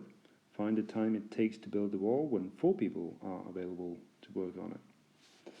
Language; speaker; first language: English; non-native, fluent; Norwegian